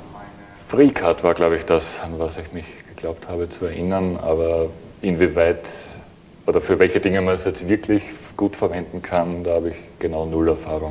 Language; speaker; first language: German; native; German